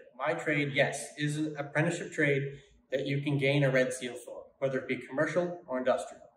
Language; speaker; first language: English; native; English